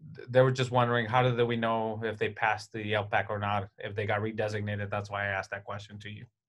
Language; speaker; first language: English; early bilingual, other home language; Spanish